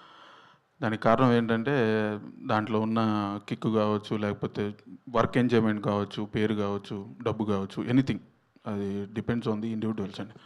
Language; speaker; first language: Telugu; native; Telugu